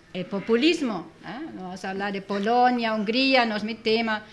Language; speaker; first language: Spanish; non-native, fluent; German